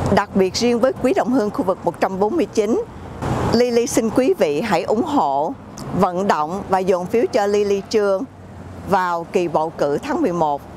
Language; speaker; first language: Vietnamese; native; Vietnamese